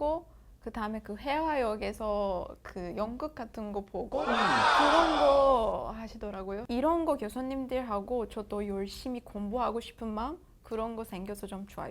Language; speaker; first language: Korean; non-native, fluent; Persian